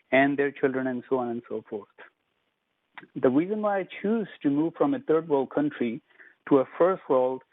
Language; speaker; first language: English; non-native, local second language; Punjabi